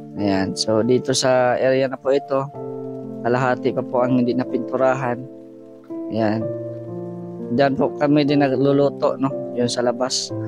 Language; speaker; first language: Filipino; non-native, local second language; Cebuano